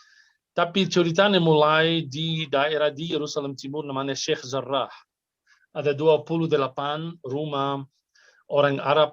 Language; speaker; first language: Indonesian; non-native, fluent; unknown